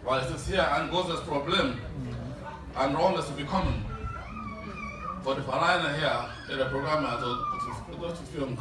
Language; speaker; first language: German; non-native, fluent; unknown